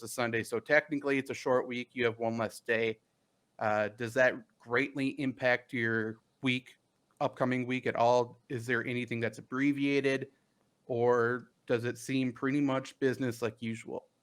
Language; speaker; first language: English; native; English